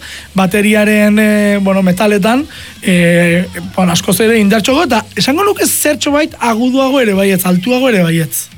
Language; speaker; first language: Basque; native; Basque